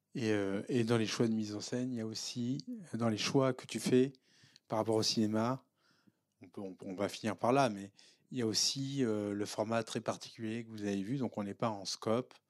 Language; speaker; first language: French; native; French